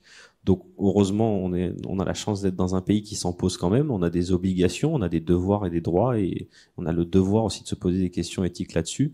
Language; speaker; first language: French; native; French